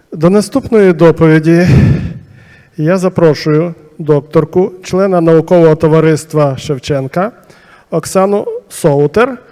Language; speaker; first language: Ukrainian; native; Ukrainian